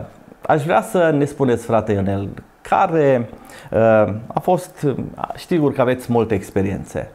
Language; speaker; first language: Romanian; native; Romanian